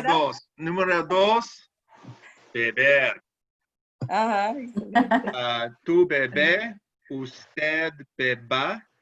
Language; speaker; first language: Spanish; non-native, learner; English